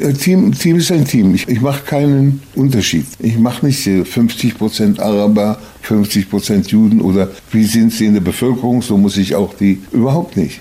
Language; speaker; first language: German; non-native, fluent; Hebrew